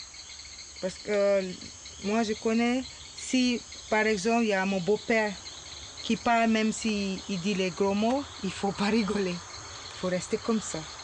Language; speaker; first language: French; non-native, local second language; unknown